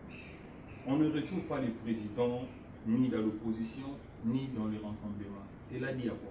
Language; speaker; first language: French; non-native, local second language; Lingala